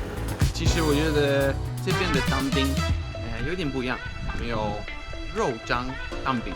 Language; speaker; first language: Chinese; non-native, fluent; Swedish